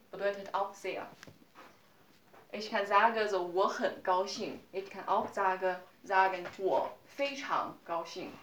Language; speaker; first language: German; non-native, learner; Chinese